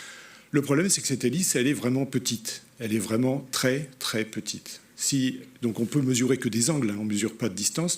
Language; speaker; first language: French; native; French